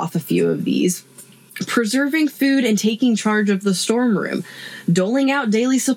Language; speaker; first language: English; native; English